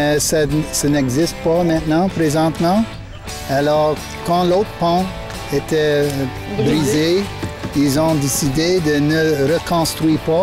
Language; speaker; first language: French; non-native, local second language; English